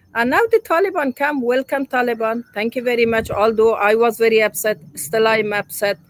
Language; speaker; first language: English; non-native, learner; Persian